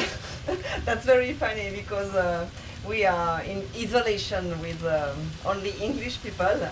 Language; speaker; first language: English; non-native, learner; French